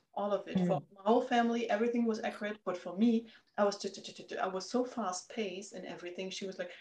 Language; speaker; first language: English; non-native, fluent; German